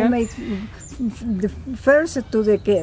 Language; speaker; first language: English; non-native, learner; Spanish